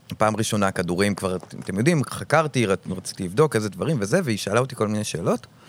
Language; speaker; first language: Hebrew; native; Hebrew